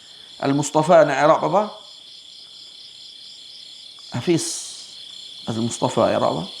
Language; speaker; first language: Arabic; non-native, fluent; Malay